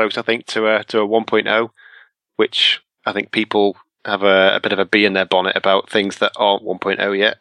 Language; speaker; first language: English; native; English